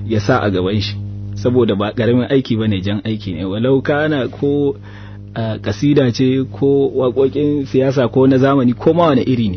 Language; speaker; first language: Hausa; native; Hausa